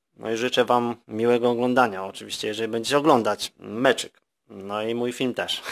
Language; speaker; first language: Polish; native; Polish